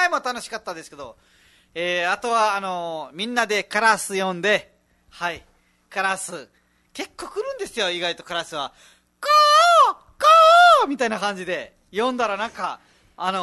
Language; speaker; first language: Japanese; non-native, fluent; Nepali